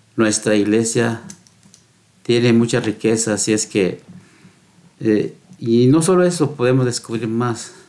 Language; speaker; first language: Spanish; native; Spanish